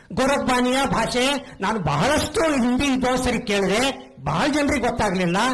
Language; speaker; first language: Kannada; non-native, local second language; Konkani